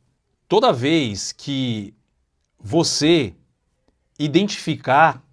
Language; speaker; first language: Portuguese; native; Portuguese